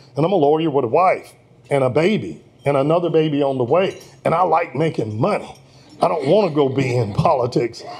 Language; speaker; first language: English; native; English